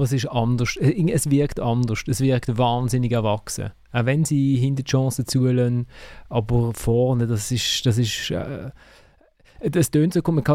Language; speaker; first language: German; native; German